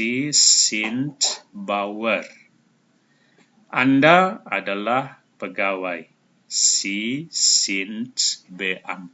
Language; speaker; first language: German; non-native, fluent; Indonesian